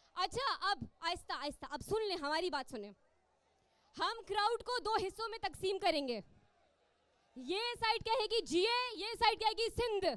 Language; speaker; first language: Urdu; non-native, local second language; Sindhi